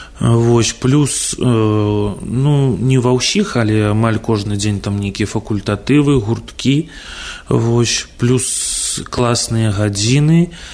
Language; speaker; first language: Belarusian; non-native, local second language; Russian